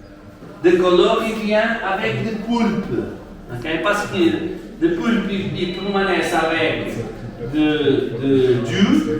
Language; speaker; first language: French; non-native, learner; Portuguese